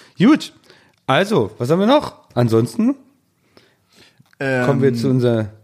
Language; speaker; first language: German; native; German